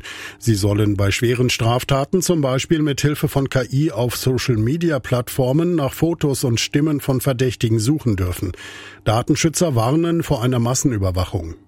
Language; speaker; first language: German; native; German